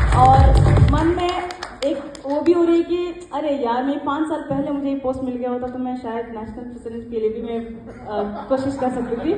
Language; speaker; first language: Hindi; non-native, local second language; Kannada